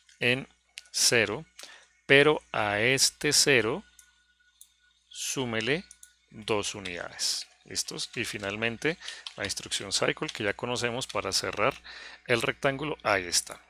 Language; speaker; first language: Spanish; native; Spanish